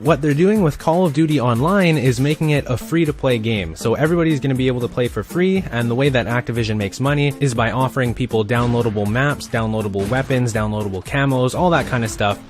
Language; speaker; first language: English; native; English